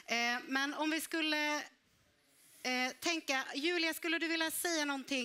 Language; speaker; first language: Swedish; native; Swedish